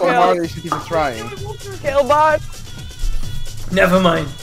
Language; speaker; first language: English; non-native, fluent; Dutch